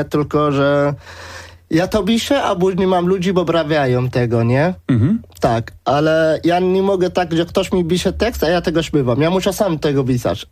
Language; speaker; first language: Polish; early bilingual, other home language; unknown